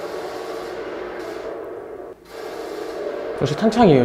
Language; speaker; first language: Korean; native; Korean